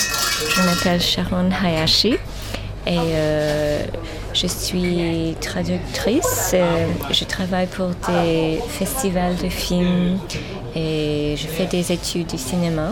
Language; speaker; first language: French; non-native, fluent; English